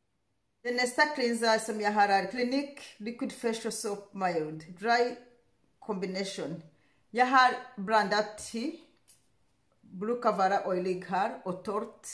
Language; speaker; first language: Swedish; non-native, learner; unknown